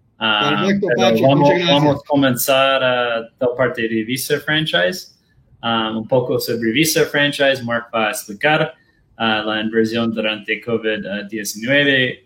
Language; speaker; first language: Spanish; non-native, learner; Portuguese